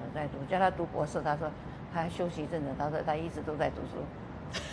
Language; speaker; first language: Chinese; native; Chinese